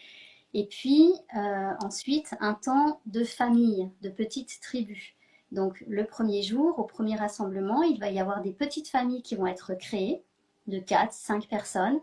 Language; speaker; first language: French; native; French